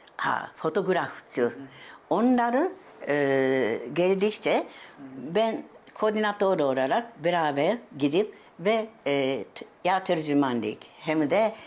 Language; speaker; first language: Turkish; non-native, fluent; Japanese